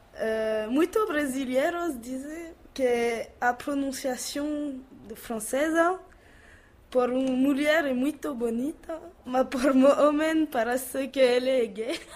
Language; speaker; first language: Portuguese; non-native, learner; French